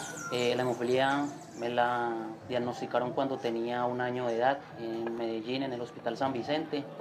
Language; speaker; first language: Spanish; native; Spanish